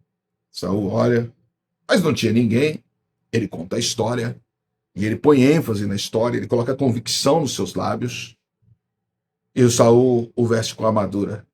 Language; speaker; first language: Portuguese; native; Portuguese